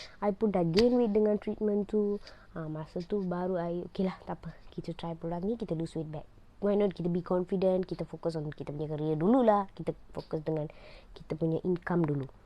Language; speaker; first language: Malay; non-native, local second language; Tamil